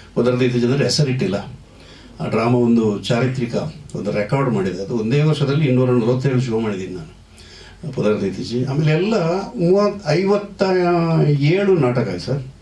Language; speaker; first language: Kannada; non-native, local second language; Tulu